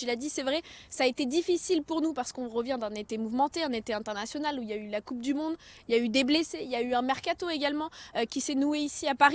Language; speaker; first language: French; native; French